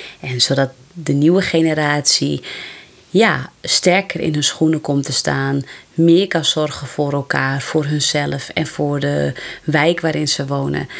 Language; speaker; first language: Dutch; native; Dutch